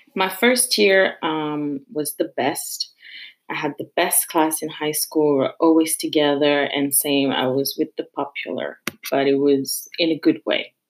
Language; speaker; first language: English; non-native, fluent; French